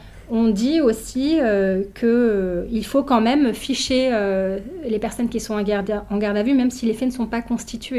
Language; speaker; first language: French; native; French